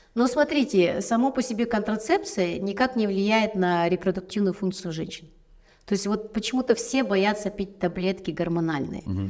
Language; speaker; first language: Russian; native; Russian